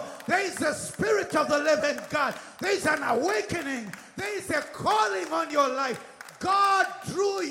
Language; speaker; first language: English; native; English